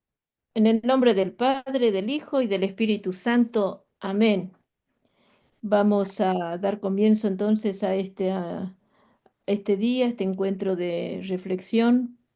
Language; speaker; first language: Spanish; native; Spanish